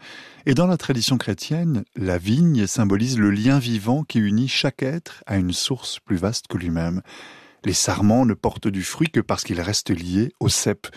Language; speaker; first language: French; native; French